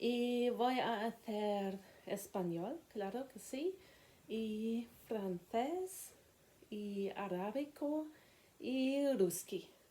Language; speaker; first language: Spanish; non-native, learner; German